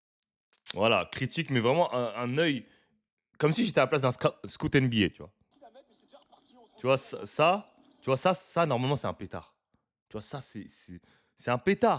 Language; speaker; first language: French; native; French